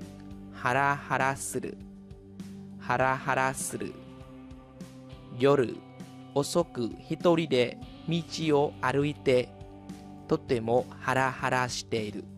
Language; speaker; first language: Japanese; non-native, fluent; Vietnamese